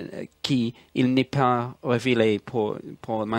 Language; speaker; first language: French; non-native, learner; English